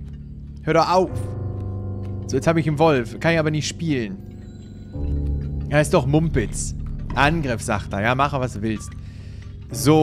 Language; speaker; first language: German; native; German